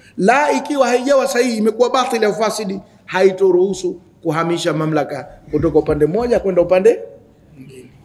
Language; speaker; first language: Swahili; native; Swahili